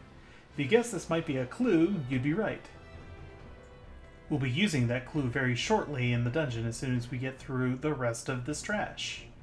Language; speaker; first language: English; native; English